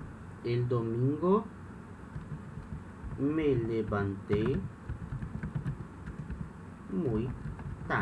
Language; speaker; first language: Spanish; non-native, fluent; Portuguese